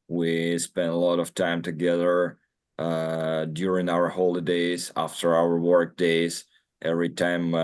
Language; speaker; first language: English; non-native, learner; Russian